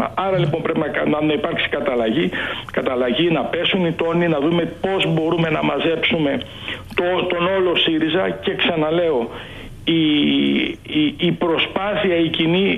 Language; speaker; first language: Greek; native; Greek